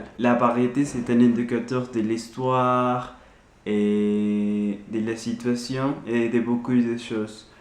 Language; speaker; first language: French; non-native, learner; Spanish